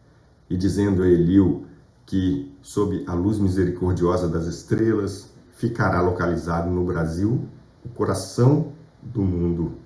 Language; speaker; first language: Portuguese; native; Portuguese